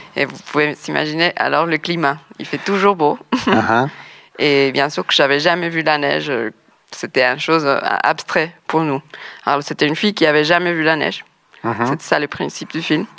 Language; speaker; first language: French; non-native, fluent; Spanish